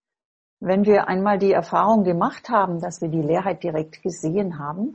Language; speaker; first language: German; non-native, fluent; English